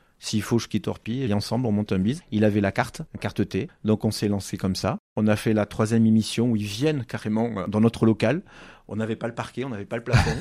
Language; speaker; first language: French; native; French